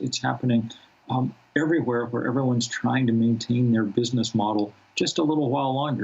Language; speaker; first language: English; native; English